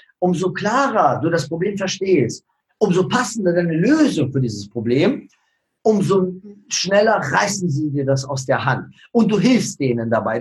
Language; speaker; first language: German; early bilingual, other home language; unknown